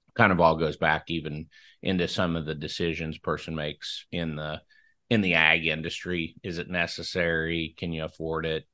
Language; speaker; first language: English; native; English